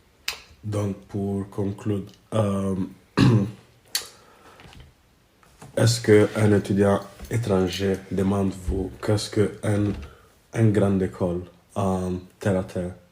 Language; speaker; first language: French; non-native, learner; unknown